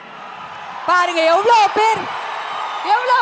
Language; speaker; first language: Tamil; native; Tamil